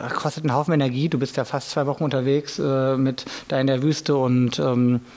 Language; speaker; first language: German; native; German